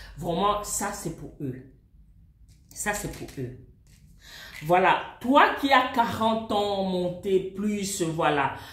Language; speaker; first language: French; non-native, local second language; Swahili